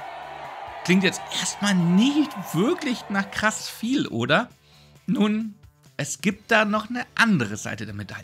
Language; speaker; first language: German; native; German